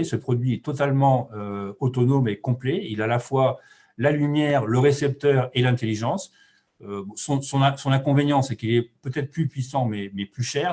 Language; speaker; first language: French; native; French